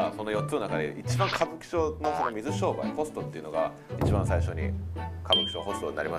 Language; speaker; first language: Japanese; native; Japanese